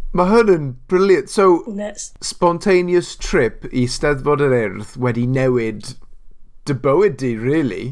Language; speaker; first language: Welsh; non-native, local second language; English